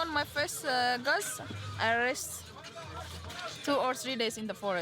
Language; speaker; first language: English; non-native, learner; Amharic